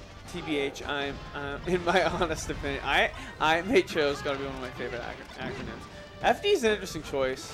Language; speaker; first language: English; native; English